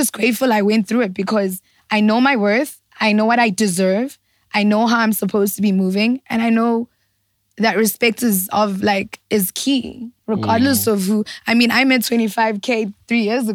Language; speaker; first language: English; non-native, local second language; Zulu